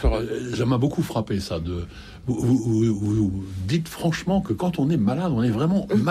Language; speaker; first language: French; native; French